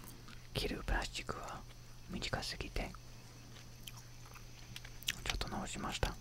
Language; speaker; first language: Japanese; non-native, learner; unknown